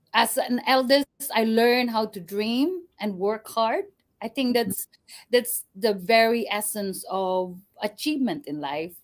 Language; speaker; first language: English; non-native, local second language; Cebuano